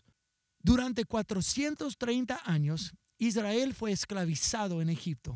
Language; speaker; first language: Spanish; non-native, fluent; English